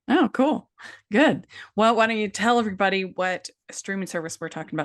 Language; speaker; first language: English; native; English